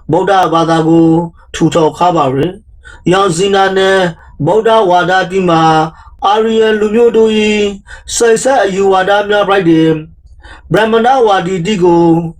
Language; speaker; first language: Burmese; native; Burmese